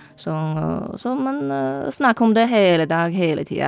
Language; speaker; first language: Norwegian; non-native, learner; Chinese